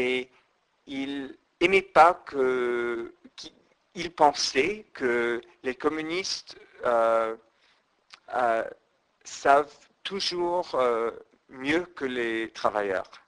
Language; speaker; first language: French; non-native, fluent; English